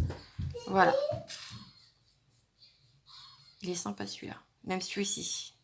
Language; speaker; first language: French; native; French